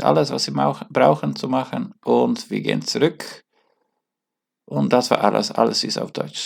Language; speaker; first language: German; non-native, learner; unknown